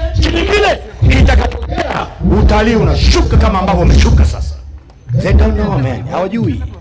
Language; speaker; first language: Swahili; native; Swahili